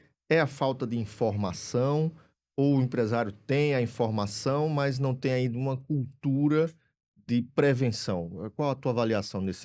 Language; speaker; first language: Portuguese; native; Portuguese